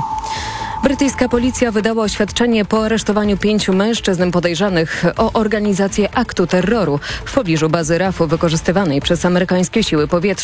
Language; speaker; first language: Polish; native; Polish